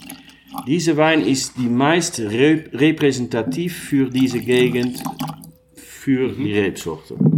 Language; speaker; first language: German; non-native, learner; Dutch